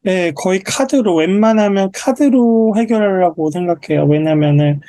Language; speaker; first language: Korean; native; Korean